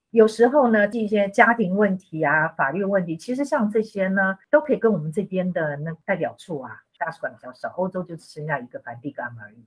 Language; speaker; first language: Chinese; native; Chinese